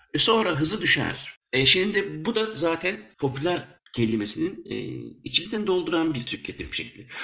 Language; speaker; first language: Turkish; early bilingual, heritage; Turkish